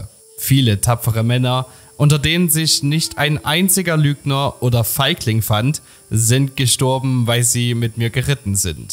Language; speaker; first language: German; native; German